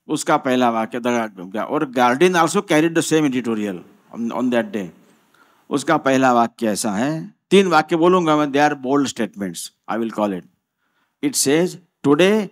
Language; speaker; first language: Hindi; non-native, local second language; Marathi